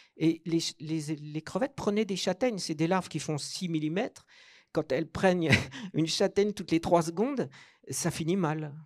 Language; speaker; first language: French; native; French